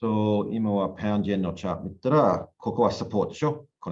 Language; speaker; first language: Japanese; non-native, learner; English